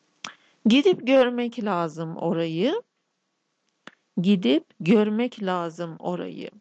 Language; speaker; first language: Turkish; non-native, fluent; Persian